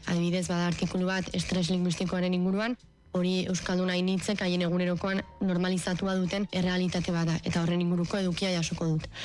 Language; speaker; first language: Basque; native; Basque